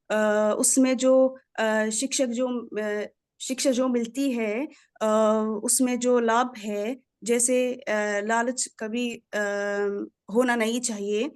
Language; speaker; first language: Hindi; non-native, fluent; Arabic